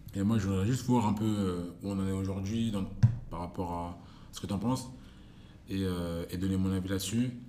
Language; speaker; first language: French; native; French